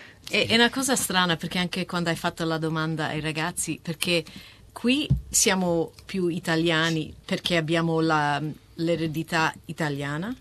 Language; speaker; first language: Italian; early bilingual, heritage; Italian